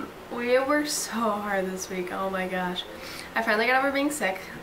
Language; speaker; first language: English; native; English